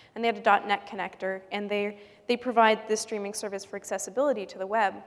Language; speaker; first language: English; native; English